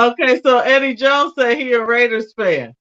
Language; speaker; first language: English; native; English